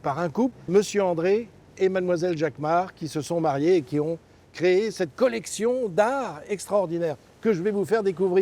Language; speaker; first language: French; native; French